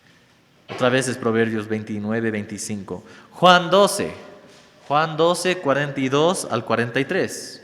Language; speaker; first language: Spanish; non-native, fluent; English